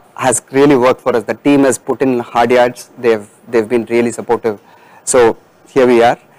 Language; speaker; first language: English; non-native, local second language; Tamil